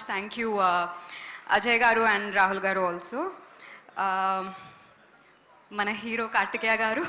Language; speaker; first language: Telugu; non-native, fluent; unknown